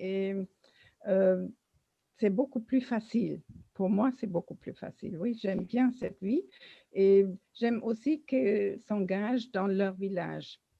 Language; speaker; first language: French; non-native, fluent; German